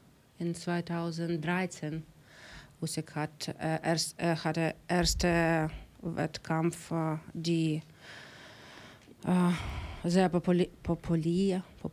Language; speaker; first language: German; non-native, learner; Ukrainian